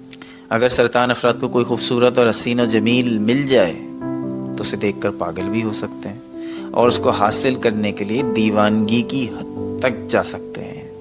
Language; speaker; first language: Urdu; native; Urdu